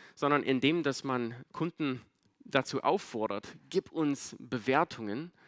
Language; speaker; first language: German; non-native, fluent; English